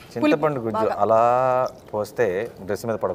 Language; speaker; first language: Telugu; native; Telugu